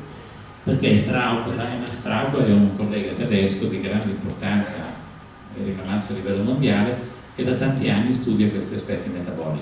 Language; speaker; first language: Italian; native; Italian